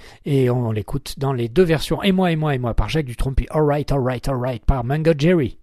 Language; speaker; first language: French; native; French